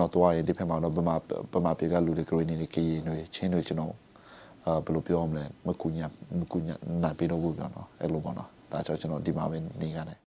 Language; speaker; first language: Burmese; non-native, local second language; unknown